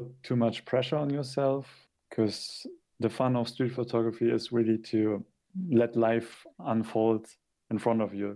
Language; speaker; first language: English; non-native, fluent; German